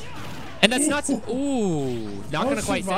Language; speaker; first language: English; native; English